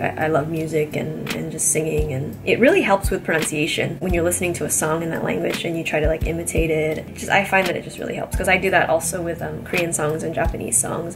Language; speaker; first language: English; native; English